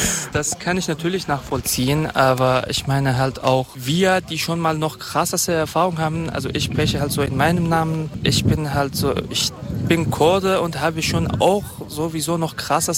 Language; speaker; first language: German; non-native, fluent; Kurdish